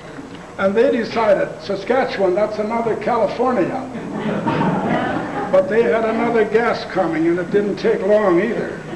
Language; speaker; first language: English; non-native, local second language; Plautdietsch